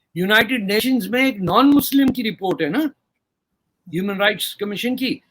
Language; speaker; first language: Urdu; native; Urdu